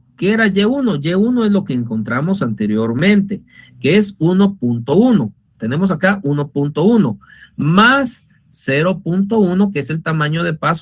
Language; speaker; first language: Spanish; native; Spanish